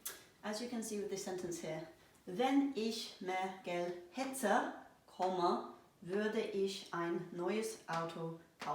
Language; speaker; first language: German; non-native, fluent; English